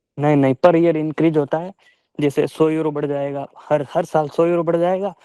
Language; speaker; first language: Hindi; native; Hindi